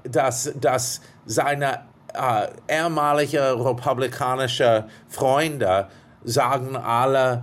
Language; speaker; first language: German; non-native, fluent; English